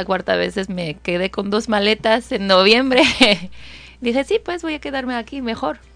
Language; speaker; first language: Spanish; non-native, fluent; English